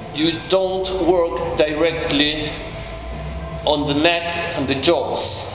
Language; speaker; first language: English; non-native, fluent; Spanish